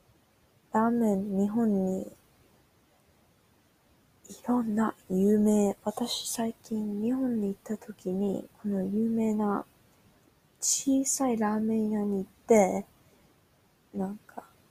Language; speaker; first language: Japanese; early bilingual, heritage; Japanese